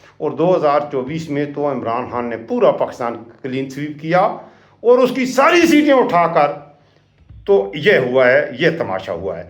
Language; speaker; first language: Urdu; non-native, local second language; Punjabi